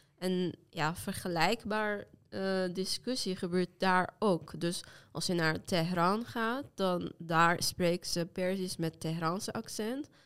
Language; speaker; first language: Dutch; non-native, fluent; Azerbaijani